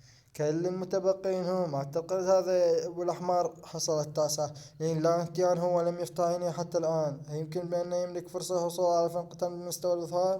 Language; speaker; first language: Arabic; native; Arabic